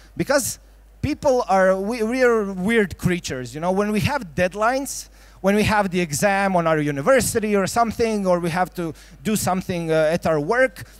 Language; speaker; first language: English; non-native, fluent; Croatian